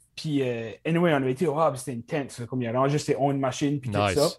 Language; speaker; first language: French; native; French